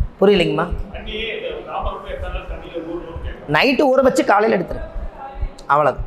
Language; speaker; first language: Tamil; native; Tamil